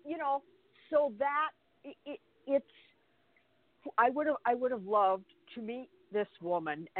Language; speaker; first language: English; native; English